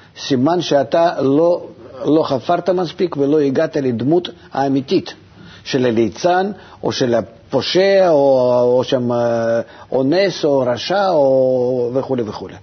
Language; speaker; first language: Hebrew; non-native, fluent; Russian